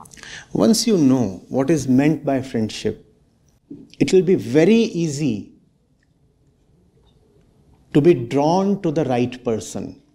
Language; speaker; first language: English; non-native, local second language; Hindi